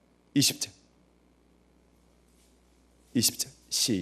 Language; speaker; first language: Korean; native; Korean